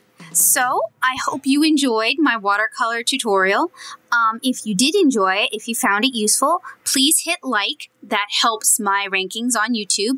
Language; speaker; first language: English; native; English